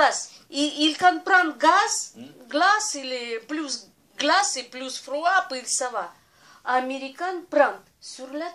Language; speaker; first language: French; non-native, learner; Russian